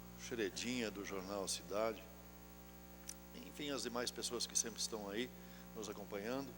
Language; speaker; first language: Portuguese; native; Portuguese